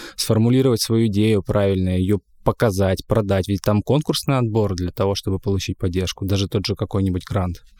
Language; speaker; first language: Russian; native; Russian